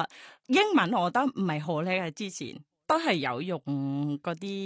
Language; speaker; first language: Cantonese; non-native, learner; Thai